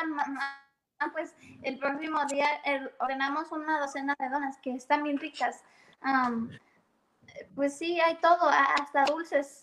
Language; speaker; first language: Spanish; early bilingual, heritage; Spanish